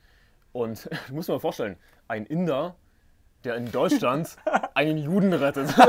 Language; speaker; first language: German; native; German